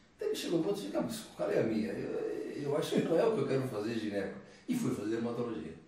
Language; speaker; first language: Portuguese; early bilingual, other home language; Italian